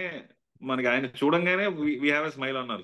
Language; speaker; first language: Telugu; native; Telugu